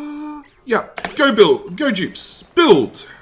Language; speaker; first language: English; native; English